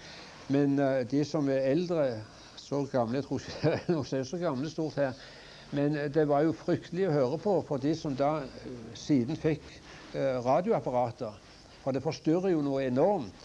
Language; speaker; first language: Norwegian; native; Norwegian